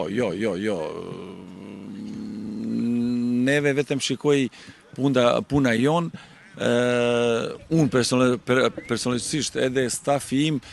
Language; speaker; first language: Albanian; non-native, learner; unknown